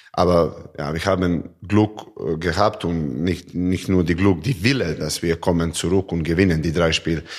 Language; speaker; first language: German; non-native, learner; Serbian